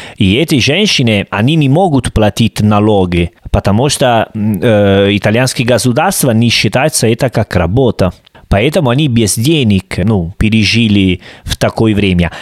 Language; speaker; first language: Russian; non-native, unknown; Italian